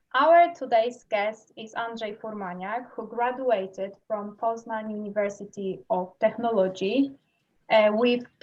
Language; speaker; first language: English; non-native, fluent; Polish